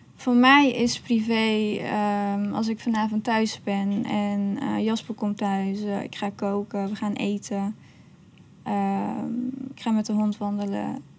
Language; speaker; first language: Dutch; early bilingual, other home language; Persian